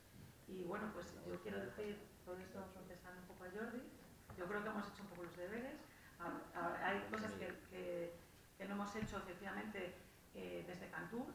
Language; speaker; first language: Spanish; native; Spanish